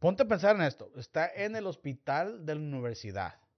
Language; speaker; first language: Spanish; early bilingual, heritage; Spanish